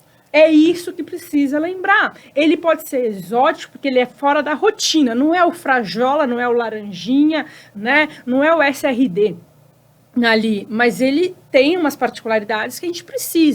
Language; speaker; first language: Portuguese; native; Portuguese